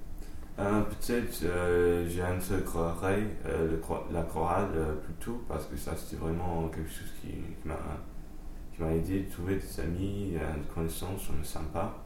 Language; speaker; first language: French; non-native, fluent; English